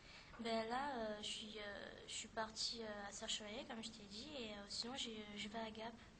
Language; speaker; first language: French; native; French